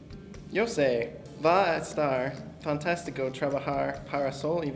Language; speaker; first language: Spanish; non-native, learner; English